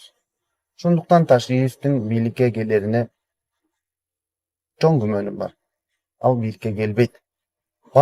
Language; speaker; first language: Kyrgyz; native; Kyrgyz